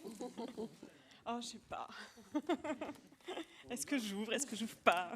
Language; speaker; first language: French; native; French